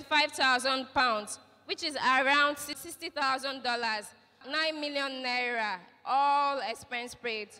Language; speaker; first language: English; non-native, local second language; Yoruba